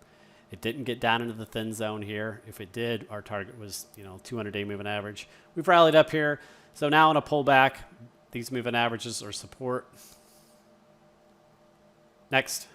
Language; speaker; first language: English; native; English